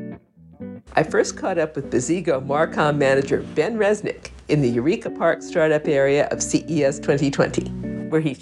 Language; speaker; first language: English; native; English